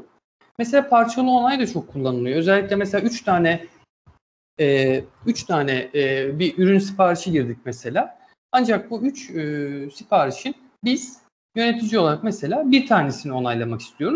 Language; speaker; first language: Turkish; native; Turkish